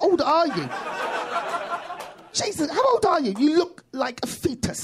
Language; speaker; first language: English; native; English